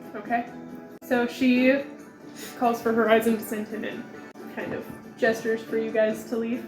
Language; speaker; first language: English; native; English